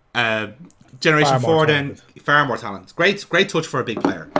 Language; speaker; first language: English; native; English